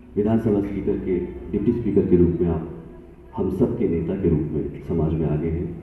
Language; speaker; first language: Hindi; native; Hindi